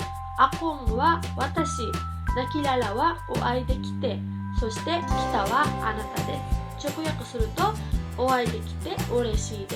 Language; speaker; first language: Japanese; non-native, fluent; Filipino